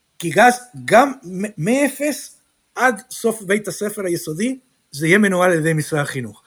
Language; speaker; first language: Hebrew; non-native, fluent; Spanish